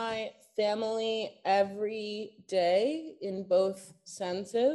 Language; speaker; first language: English; native; English